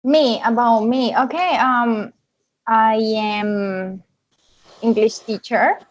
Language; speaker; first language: English; non-native, fluent; Spanish